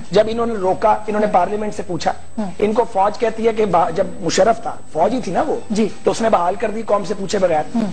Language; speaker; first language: Urdu; non-native, local second language; Punjabi